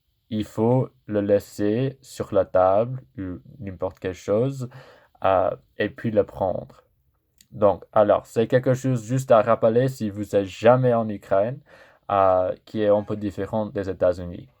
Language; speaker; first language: French; non-native, fluent; English